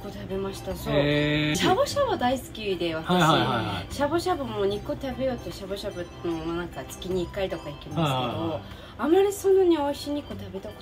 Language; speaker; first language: Japanese; non-native, fluent; Mongolian